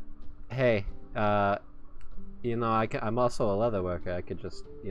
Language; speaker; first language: English; native; English